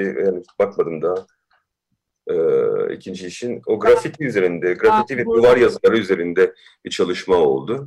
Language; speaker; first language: Turkish; early bilingual, heritage; Turkish